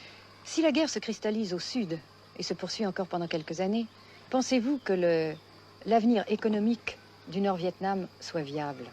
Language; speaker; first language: French; native; French